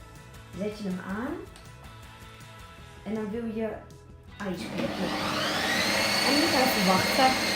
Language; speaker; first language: Dutch; native; Dutch